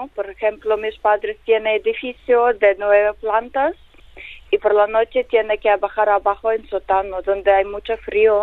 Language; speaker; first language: Spanish; non-native, learner; Ukrainian